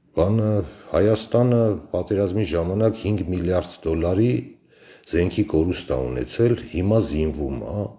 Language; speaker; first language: Armenian; native; Armenian